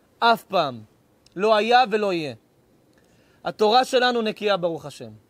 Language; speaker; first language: Hebrew; native; Hebrew